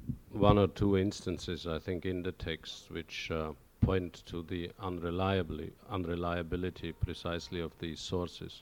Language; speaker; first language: English; non-native, fluent; German